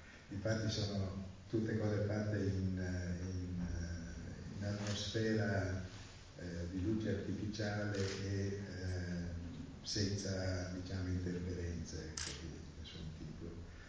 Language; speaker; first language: Italian; native; Italian